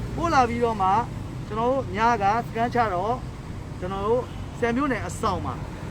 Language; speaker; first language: Burmese; non-native, local second language; Tedim Chin